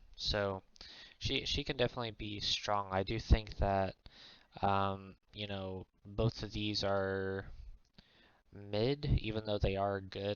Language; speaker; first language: English; native; English